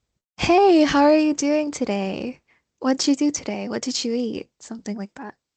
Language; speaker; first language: English; non-native, fluent; Thai